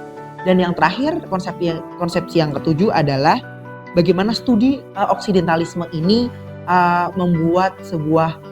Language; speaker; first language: Indonesian; native; Indonesian